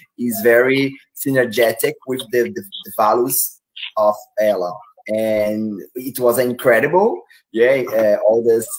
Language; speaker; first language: English; non-native, fluent; Portuguese